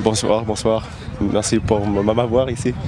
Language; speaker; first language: French; non-native, fluent; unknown